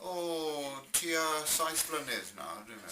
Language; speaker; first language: Welsh; non-native, fluent; English